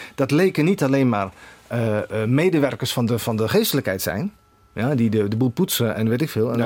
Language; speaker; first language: Dutch; native; Dutch